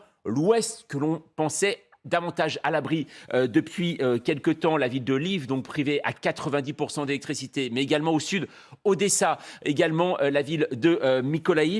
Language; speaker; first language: French; native; French